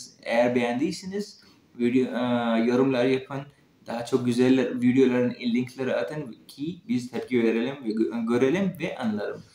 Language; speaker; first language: Turkish; non-native, fluent; Urdu